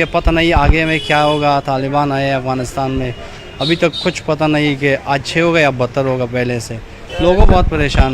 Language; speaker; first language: Hindi; non-native, learner; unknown